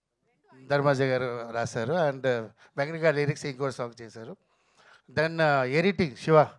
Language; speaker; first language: Telugu; non-native, fluent; Tamil